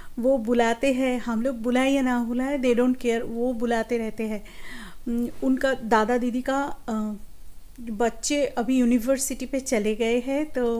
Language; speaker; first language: Hindi; non-native, local second language; Bangla